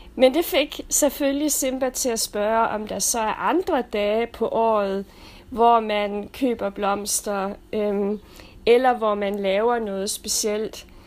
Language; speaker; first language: Danish; native; Danish